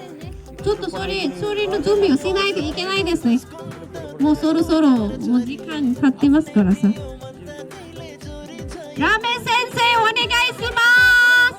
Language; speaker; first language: Japanese; non-native, fluent; Nepali